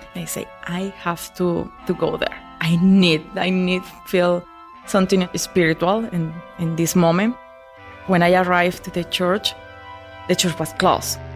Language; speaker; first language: English; non-native, learner; Spanish